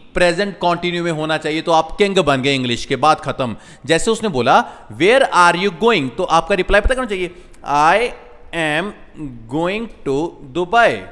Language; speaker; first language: Hindi; non-native, local second language; Punjabi